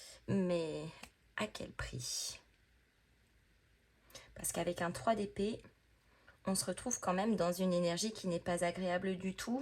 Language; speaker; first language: French; native; French